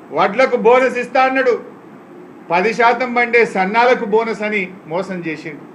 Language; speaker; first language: Telugu; native; Telugu